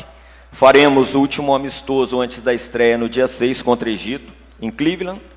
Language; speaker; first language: Portuguese; native; Portuguese